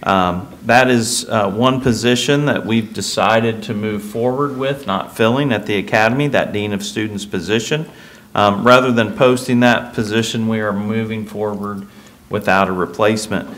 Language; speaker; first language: English; native; English